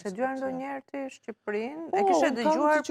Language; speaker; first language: Albanian; native; Albanian